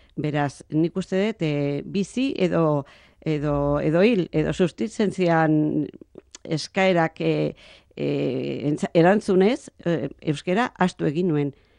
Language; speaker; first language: Basque; non-native, local second language; Spanish